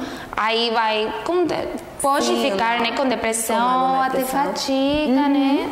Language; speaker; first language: Portuguese; non-native, fluent; Spanish